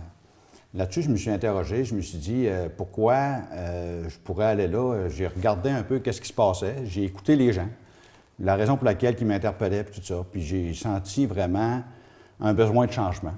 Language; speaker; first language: French; native; French